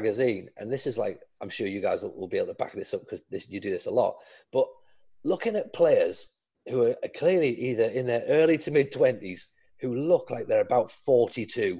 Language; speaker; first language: English; native; English